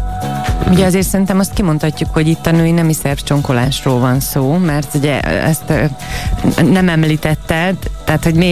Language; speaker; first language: Hungarian; native; Hungarian